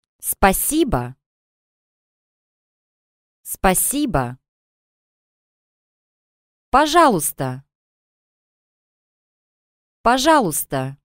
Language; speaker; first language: Russian; non-native, learner; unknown